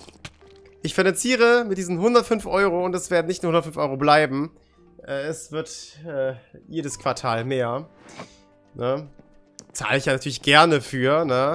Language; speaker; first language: German; native; German